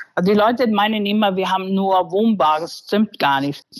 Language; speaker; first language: German; early bilingual, other home language; Spanish